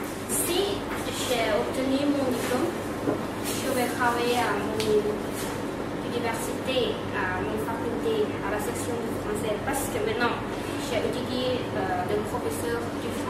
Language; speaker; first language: French; non-native, learner; Lao